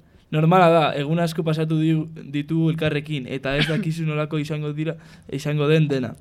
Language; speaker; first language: Basque; non-native, local second language; Spanish